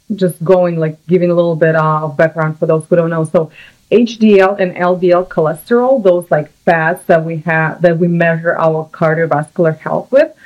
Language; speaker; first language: English; non-native, fluent; Russian